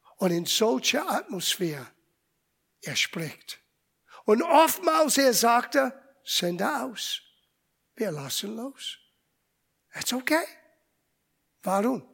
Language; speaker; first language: German; non-native, fluent; English